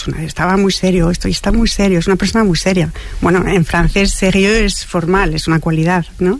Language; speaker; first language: Spanish; non-native, fluent; French